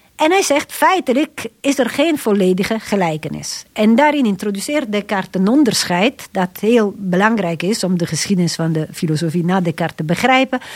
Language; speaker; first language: Dutch; non-native, fluent; Italian